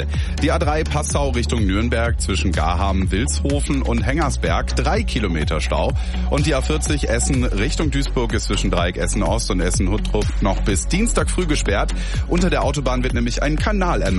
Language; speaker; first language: German; native; German